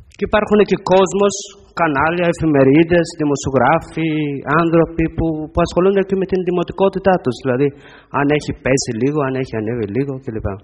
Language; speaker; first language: Greek; non-native, fluent; Persian